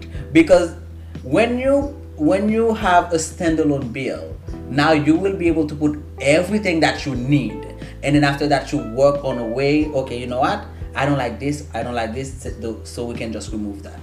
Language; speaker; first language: English; non-native, fluent; Haitian Creole